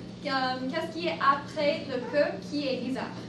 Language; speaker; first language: French; non-native, fluent; English